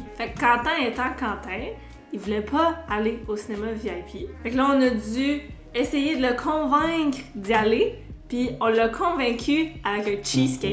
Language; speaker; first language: French; native; French